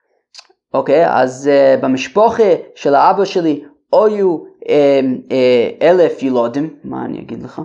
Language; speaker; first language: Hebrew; non-native, fluent; English